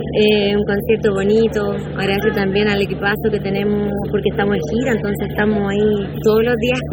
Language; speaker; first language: Spanish; native; Spanish